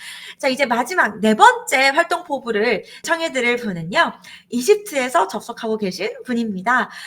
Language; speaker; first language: Korean; native; Korean